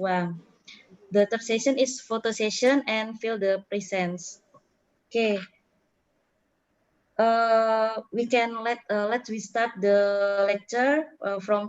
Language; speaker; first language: English; non-native, learner; Indonesian